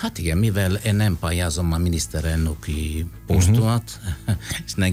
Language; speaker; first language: Hungarian; non-native, learner; Italian